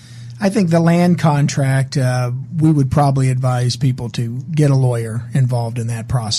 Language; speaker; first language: English; native; English